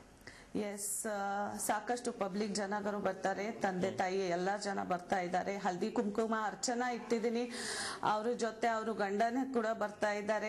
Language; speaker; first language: Kannada; non-native, learner; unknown